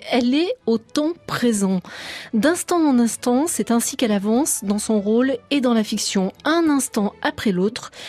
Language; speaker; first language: French; native; French